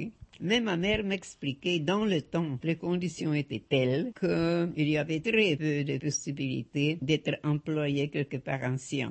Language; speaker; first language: French; non-native, fluent; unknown